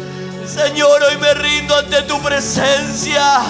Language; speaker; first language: Spanish; native; Spanish